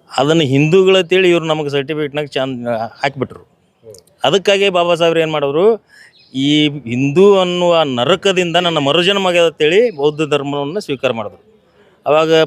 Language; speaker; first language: Kannada; native; Kannada